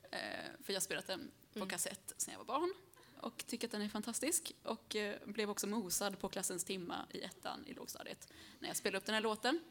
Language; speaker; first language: Swedish; early bilingual, other home language; Spanish